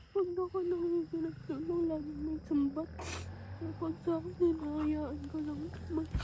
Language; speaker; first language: Filipino; native; Filipino